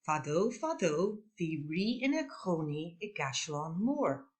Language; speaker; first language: Irish; non-native, local second language; English